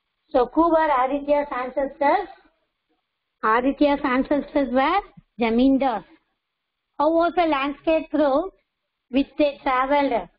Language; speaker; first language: English; non-native, local second language; Tamil